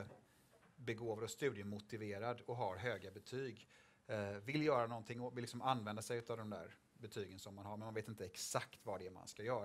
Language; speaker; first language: Swedish; native; Swedish